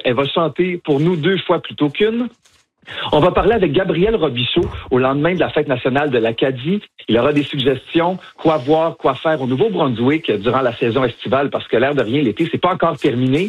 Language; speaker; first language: French; native; French